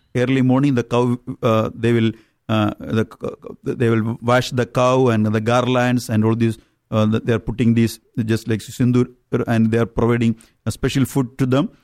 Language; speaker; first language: English; non-native, local second language; Malayalam